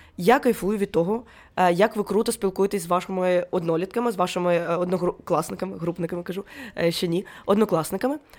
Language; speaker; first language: Ukrainian; native; Ukrainian